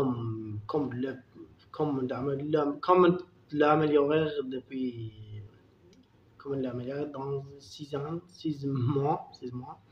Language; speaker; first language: French; non-native, learner; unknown